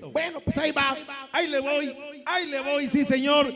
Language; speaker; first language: Spanish; native; Spanish